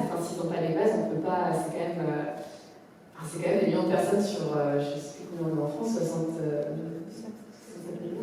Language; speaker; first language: French; native; French